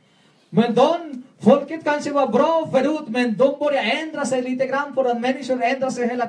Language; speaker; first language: Swedish; non-native, learner; Spanish